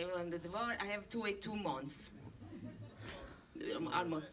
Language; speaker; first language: English; non-native, learner; Italian